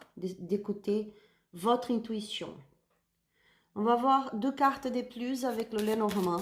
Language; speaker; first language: French; non-native, learner; Spanish